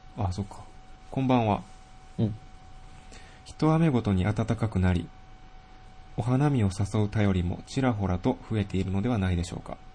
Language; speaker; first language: Japanese; native; Japanese